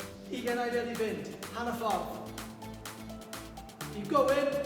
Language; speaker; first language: Welsh; non-native, local second language; English